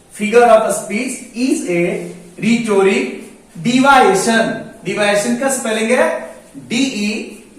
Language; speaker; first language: Hindi; native; Hindi